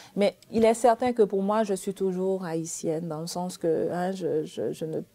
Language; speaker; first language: French; early bilingual, other home language; Haitian Creole